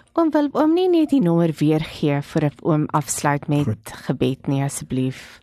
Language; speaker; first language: Afrikaans; non-native, local second language; English